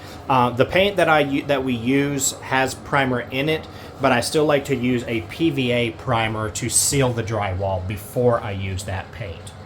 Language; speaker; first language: English; native; English